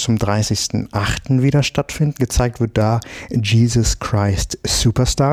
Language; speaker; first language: German; native; German